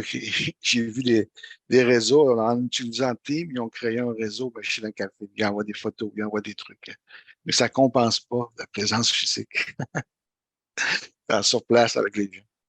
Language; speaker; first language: French; native; French